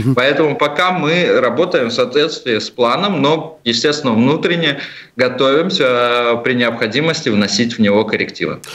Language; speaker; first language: Russian; native; Russian